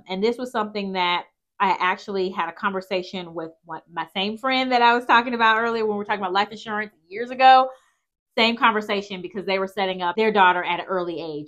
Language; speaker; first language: English; native; English